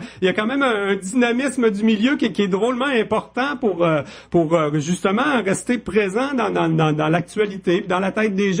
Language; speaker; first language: French; native; French